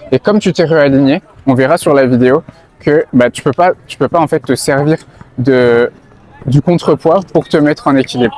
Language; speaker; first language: French; native; French